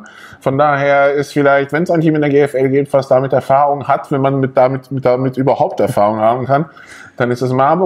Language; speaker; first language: German; native; German